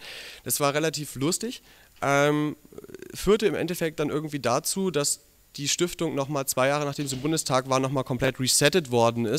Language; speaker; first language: German; native; German